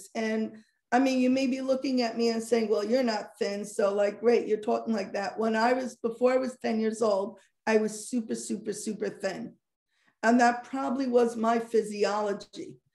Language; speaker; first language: English; native; English